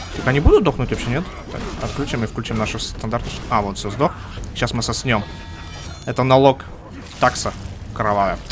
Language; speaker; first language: Russian; native; Russian